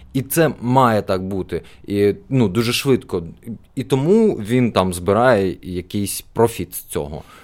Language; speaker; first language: Ukrainian; non-native, local second language; Russian